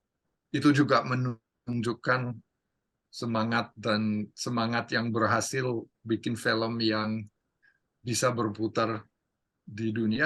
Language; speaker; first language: Indonesian; non-native, fluent; English